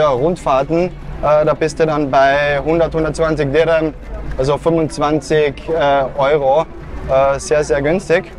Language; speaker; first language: German; native; German